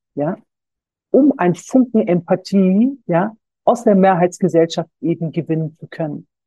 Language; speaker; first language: German; native; German